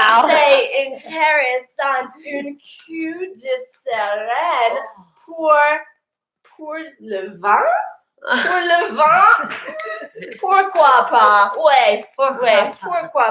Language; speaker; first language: French; non-native, learner; English